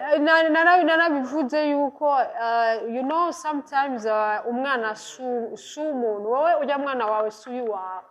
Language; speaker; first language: Rundi; native; Rundi